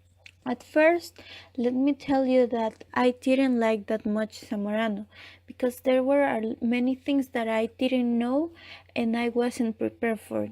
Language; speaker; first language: English; non-native, fluent; Spanish